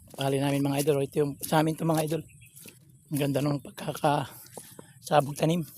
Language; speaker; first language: Filipino; non-native, local second language; Pangasinan